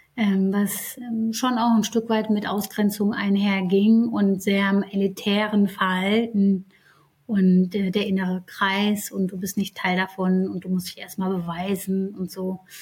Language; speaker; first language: German; early bilingual, other home language; Turkish